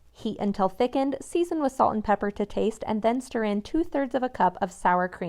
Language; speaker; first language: English; native; English